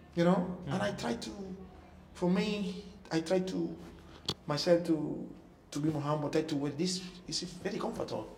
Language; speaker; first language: English; non-native, learner; Spanish